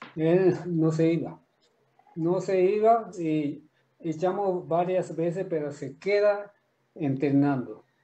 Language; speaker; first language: Spanish; non-native, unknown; Japanese